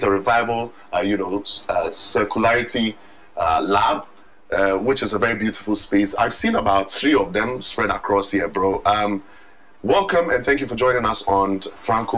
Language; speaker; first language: English; non-native, local second language; Akan